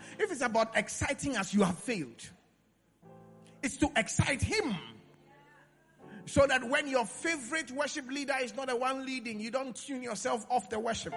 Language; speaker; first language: English; non-native, local second language; Akan